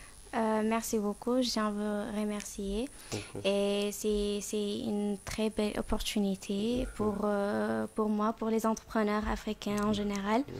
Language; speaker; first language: French; non-native, fluent; Arabic